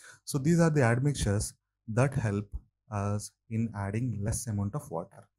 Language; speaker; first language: English; non-native, local second language; Telugu